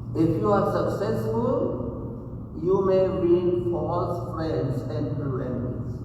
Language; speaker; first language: English; non-native, local second language; Gujarati